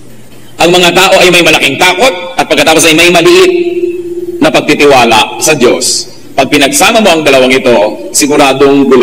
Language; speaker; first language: Filipino; native; Filipino